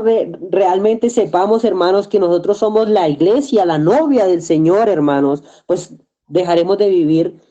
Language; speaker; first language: Spanish; native; Spanish